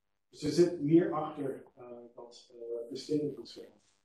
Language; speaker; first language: Dutch; non-native, fluent; English